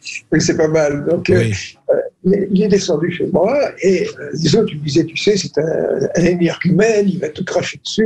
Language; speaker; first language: French; native; French